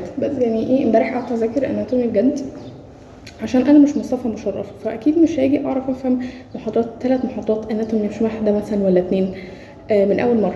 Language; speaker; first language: Arabic; native; Arabic